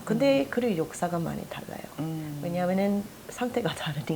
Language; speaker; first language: Korean; non-native, fluent; English